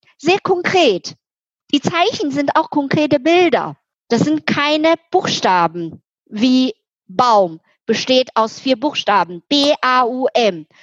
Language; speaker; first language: German; non-native, fluent; Chinese